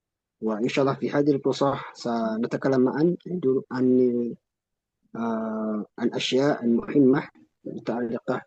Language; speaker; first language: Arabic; non-native, learner; Indonesian